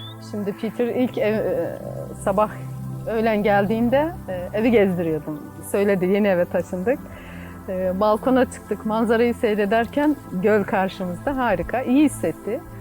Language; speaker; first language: Turkish; native; Turkish